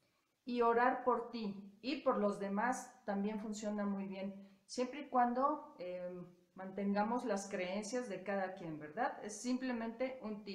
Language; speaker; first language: Spanish; native; Spanish